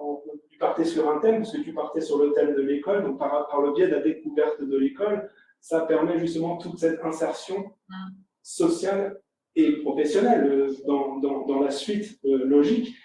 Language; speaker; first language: French; native; French